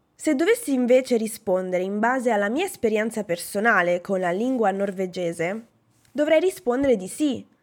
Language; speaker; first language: Italian; native; Italian